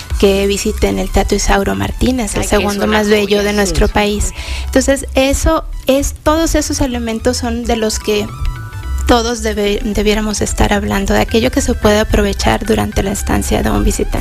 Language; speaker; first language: Spanish; native; Spanish